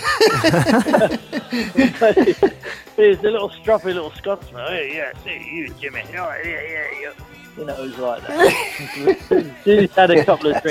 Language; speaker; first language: English; native; English